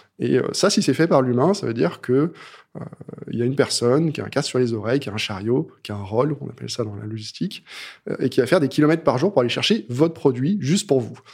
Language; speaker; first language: French; native; French